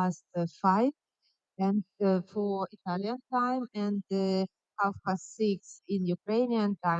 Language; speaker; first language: English; non-native, fluent; Ukrainian